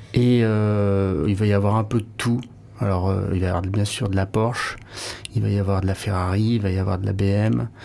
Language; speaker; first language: French; native; French